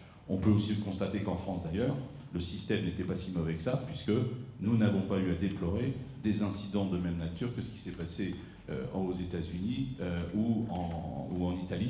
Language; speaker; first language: French; native; French